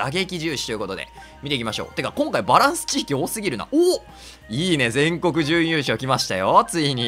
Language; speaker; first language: Japanese; native; Japanese